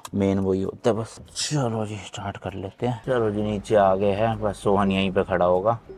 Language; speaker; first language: Hindi; native; Hindi